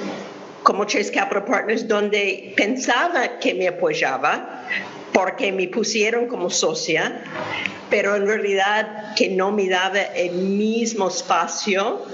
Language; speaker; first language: Spanish; non-native, fluent; English